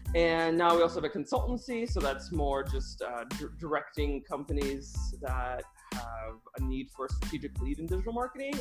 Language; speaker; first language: English; early bilingual, other home language; Russian